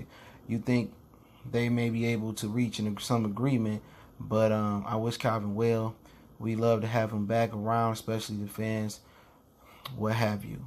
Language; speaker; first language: English; native; English